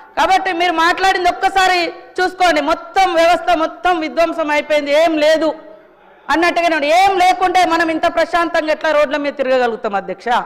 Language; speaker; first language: Telugu; native; Telugu